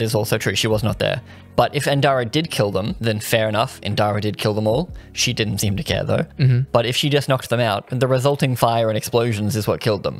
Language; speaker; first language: English; native; English